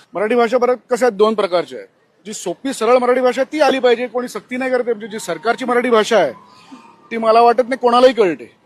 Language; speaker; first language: Marathi; non-native, local second language; Gujarati